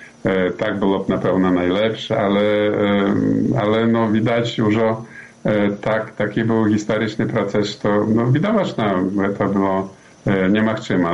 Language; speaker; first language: Polish; non-native, learner; Belarusian